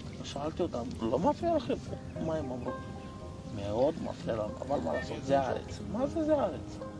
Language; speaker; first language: Hebrew; non-native, fluent; Romanian